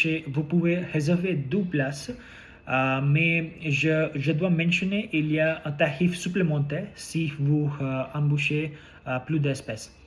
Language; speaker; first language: French; non-native, learner; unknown